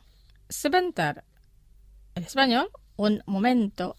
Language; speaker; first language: Spanish; non-native, fluent; Indonesian